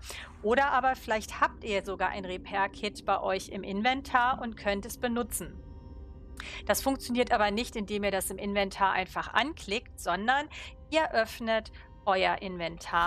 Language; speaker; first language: German; native; German